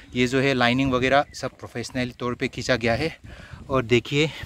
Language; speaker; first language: Hindi; non-native, local second language; Manipuri